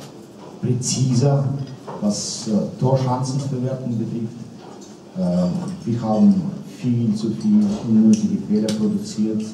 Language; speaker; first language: German; non-native, fluent; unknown